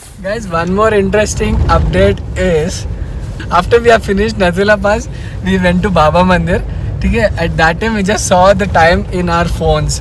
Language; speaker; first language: English; non-native, local second language; Telugu